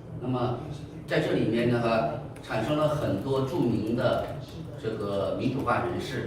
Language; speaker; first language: Chinese; native; Chinese